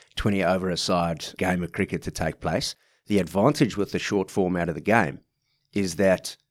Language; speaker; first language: English; native; English